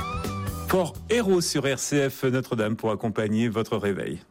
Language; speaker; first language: French; native; French